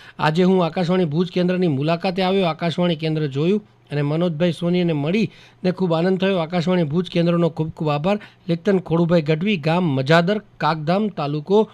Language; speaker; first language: Gujarati; native; Gujarati